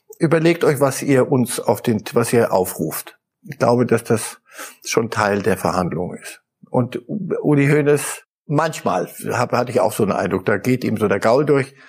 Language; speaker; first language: German; early bilingual, other home language; Polish